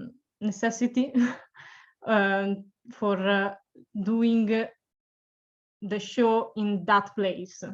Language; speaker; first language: English; non-native, learner; Italian